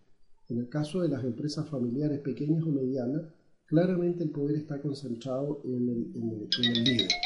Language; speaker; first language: Spanish; native; Spanish